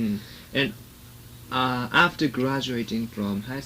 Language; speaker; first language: English; non-native, learner; Japanese